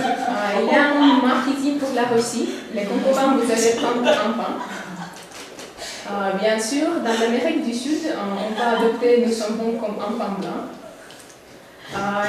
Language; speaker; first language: French; non-native, learner; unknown